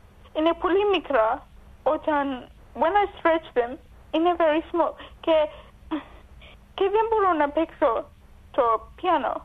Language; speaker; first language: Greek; early bilingual, heritage; English